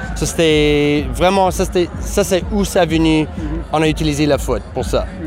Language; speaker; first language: French; non-native, fluent; English